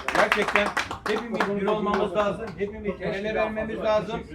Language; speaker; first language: Turkish; native; Turkish